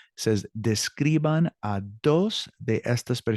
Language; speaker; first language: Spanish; non-native, fluent; English